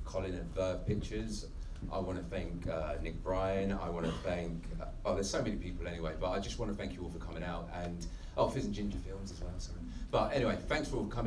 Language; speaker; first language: English; native; English